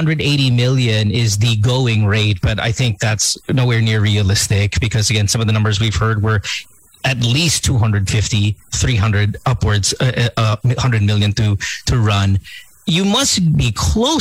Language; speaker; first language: English; non-native, local second language; Filipino